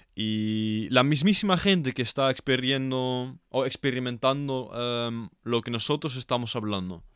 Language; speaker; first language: Spanish; non-native, fluent; Dutch